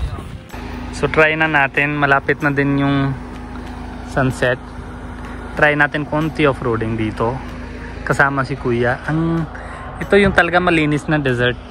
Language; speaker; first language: Filipino; non-native, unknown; Hindi